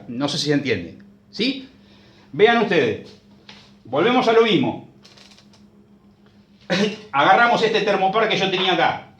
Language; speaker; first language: Spanish; native; Spanish